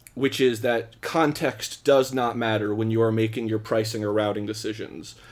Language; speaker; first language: English; native; English